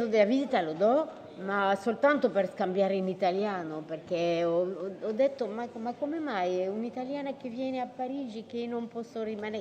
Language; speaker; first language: Italian; non-native, fluent; French